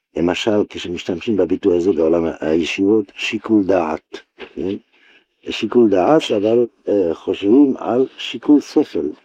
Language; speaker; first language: Hebrew; non-native, fluent; French